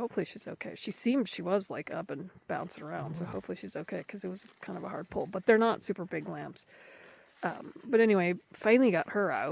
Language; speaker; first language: English; native; English